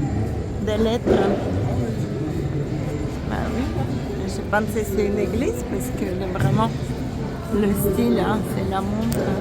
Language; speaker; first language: French; non-native, learner; Russian